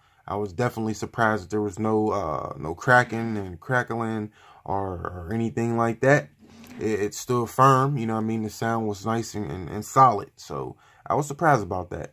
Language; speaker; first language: English; native; English